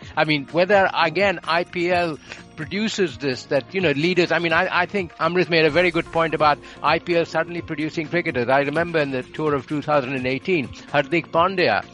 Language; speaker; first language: English; non-native, local second language; Bangla